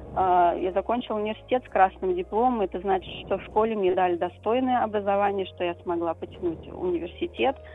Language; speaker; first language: Russian; native; Russian